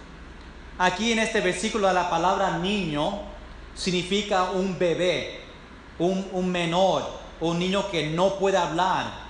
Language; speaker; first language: Spanish; non-native, fluent; English